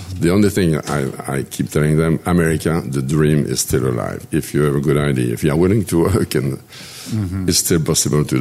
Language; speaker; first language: English; non-native, fluent; French